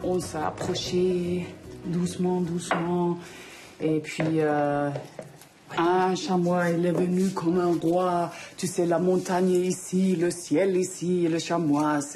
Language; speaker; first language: French; non-native, fluent; German